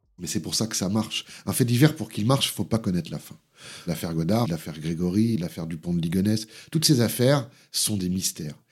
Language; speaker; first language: French; native; French